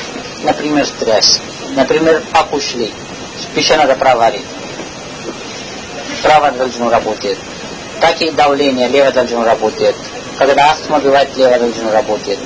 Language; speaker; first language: Russian; non-native, learner; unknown